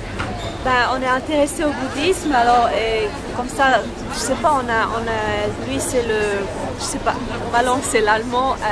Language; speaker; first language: French; non-native, local second language; German